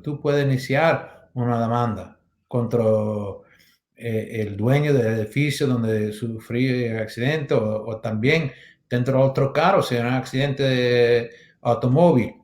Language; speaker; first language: Spanish; non-native, learner; English